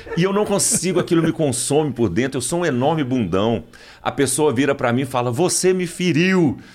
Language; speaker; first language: Portuguese; native; Portuguese